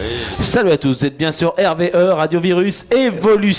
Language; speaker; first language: French; native; French